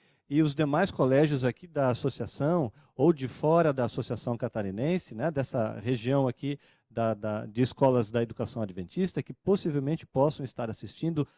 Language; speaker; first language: Portuguese; native; Portuguese